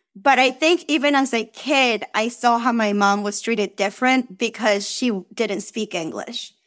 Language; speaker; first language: English; early bilingual, other home language; Spanish